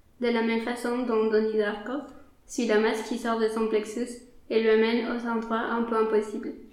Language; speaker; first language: French; non-native, fluent; Spanish